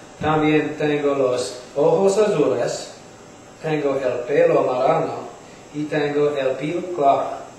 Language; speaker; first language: Spanish; non-native, learner; English